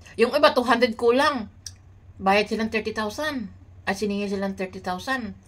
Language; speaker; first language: Filipino; native; Filipino